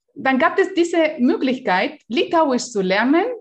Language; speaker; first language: German; non-native, fluent; Spanish